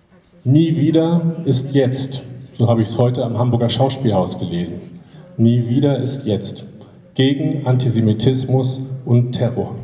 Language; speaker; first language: German; native; German